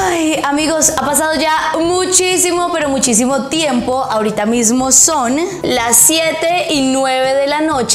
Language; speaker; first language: Spanish; native; Spanish